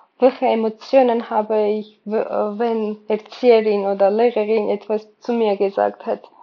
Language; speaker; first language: German; non-native, learner; Georgian